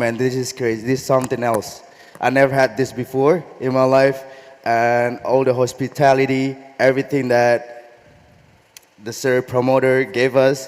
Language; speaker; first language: English; non-native, fluent; Indonesian